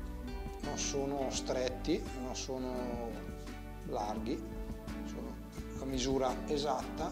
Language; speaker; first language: Italian; native; Italian